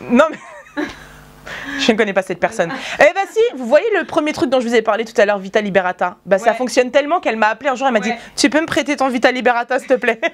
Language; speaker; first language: French; native; French